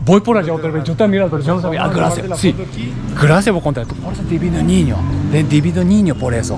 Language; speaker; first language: Spanish; non-native, learner; Japanese